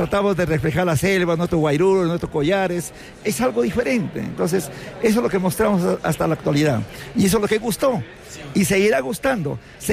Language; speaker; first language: Spanish; native; Spanish